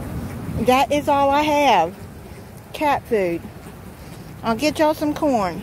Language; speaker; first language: English; native; English